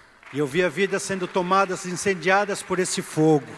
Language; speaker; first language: Portuguese; native; Portuguese